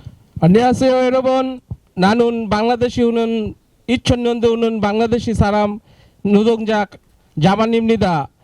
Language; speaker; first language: Korean; non-native, learner; Bangla